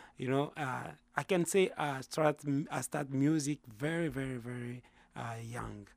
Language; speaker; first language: English; non-native, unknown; Lingala